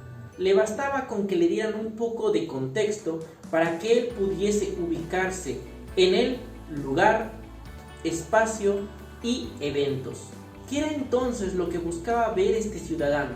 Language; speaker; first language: Spanish; native; Spanish